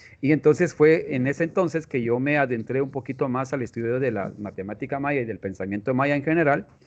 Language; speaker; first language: Spanish; non-native, local second language; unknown